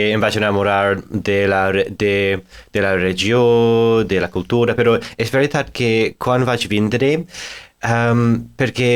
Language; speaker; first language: Catalan; non-native, fluent; English